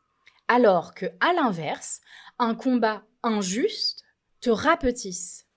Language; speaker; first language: French; native; French